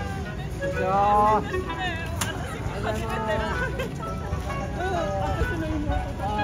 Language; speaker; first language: Japanese; native; Japanese